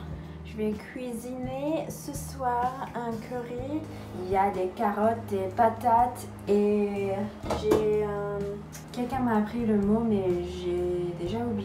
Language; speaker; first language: French; non-native, fluent; English